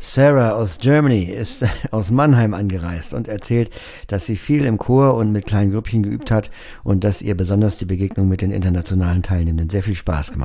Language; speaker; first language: German; native; German